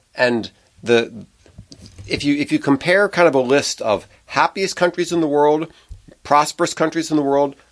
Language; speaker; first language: English; native; English